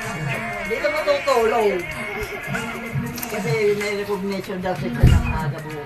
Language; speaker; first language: Filipino; native; Filipino